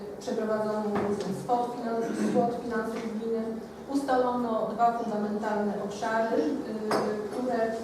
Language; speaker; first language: Polish; native; Polish